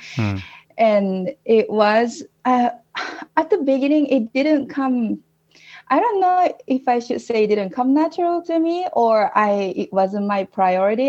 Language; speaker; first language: English; non-native, fluent; Japanese